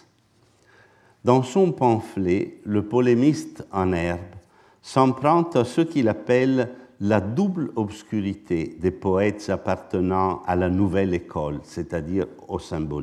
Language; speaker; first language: French; non-native, fluent; Italian